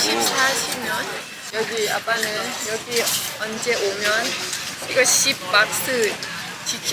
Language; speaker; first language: Korean; non-native, learner; Thai